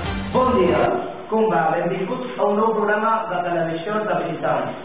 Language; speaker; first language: Catalan; non-native, learner; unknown